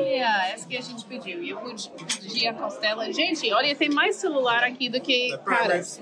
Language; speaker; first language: Portuguese; non-native, fluent; English